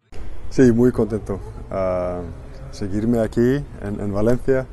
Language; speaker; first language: Spanish; non-native, fluent; Icelandic